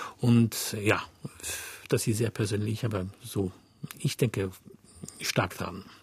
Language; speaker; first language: German; non-native, fluent; French